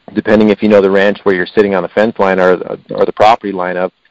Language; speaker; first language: English; native; English